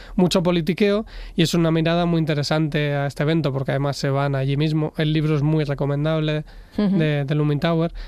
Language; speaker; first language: Spanish; native; Spanish